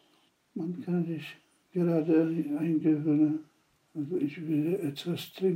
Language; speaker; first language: German; non-native, fluent; Polish